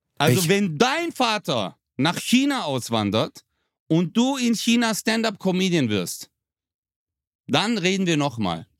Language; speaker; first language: German; early bilingual, other home language; Turkish